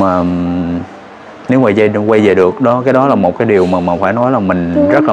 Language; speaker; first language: Vietnamese; native; Vietnamese